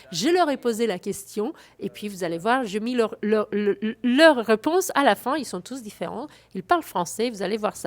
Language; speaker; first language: French; native; French